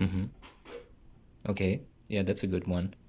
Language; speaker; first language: English; non-native, fluent; Tajik